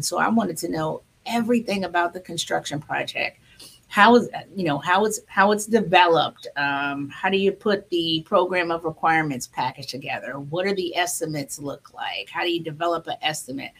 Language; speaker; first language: English; native; English